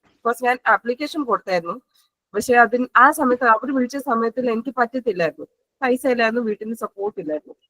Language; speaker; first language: Malayalam; non-native, local second language; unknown